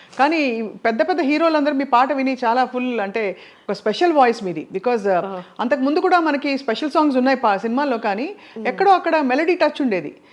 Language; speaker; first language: Telugu; native; Telugu